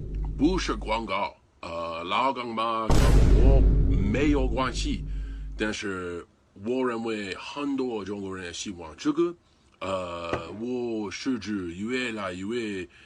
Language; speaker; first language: Chinese; non-native, learner; English